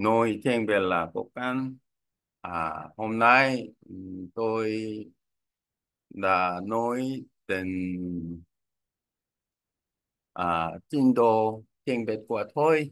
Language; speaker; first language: Vietnamese; non-native, learner; Korean